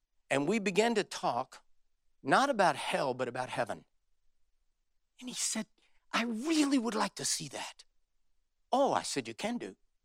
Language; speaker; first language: English; native; English